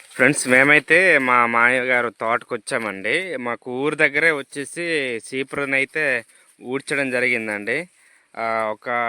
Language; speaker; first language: Telugu; non-native, local second language; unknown